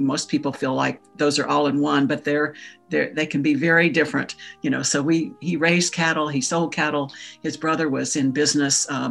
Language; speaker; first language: English; native; English